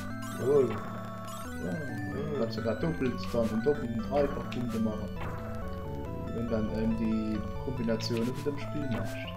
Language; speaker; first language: German; native; German